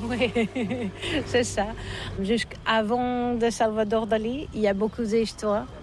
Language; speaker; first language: French; non-native, learner; Catalan